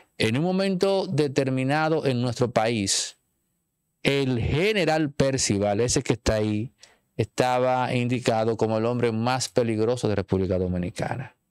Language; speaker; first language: Spanish; native; Spanish